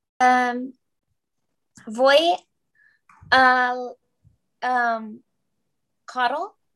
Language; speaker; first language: Spanish; non-native, learner; English